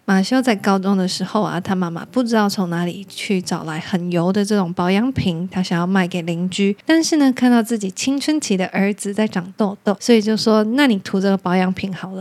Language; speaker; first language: Chinese; native; Chinese